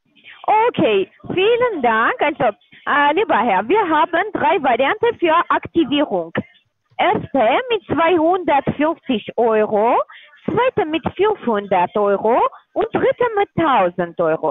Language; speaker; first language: German; non-native, learner; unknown